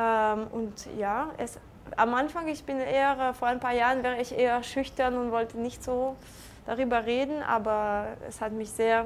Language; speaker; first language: German; non-native, local second language; French